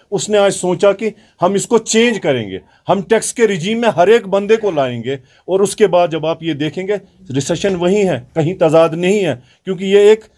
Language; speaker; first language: Hindi; non-native, local second language; Kashmiri